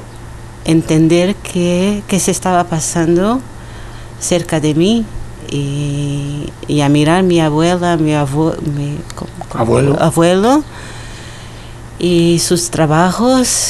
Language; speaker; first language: Spanish; non-native, learner; Portuguese